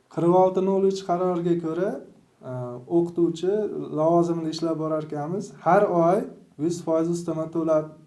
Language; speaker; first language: Uzbek; native; Uzbek